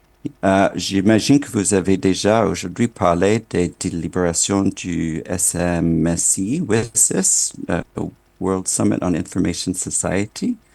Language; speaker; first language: French; non-native, fluent; English